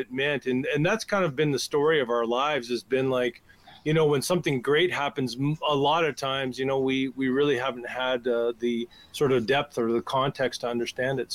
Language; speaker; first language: English; native; English